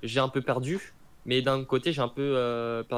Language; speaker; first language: French; native; French